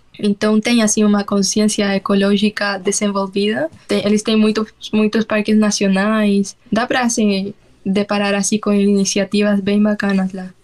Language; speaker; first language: Portuguese; non-native, fluent; Spanish